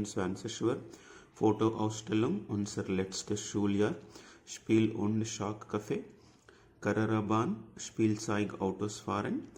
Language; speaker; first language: German; non-native, fluent; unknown